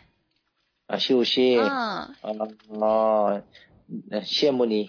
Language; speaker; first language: Chinese; non-native, learner; Korean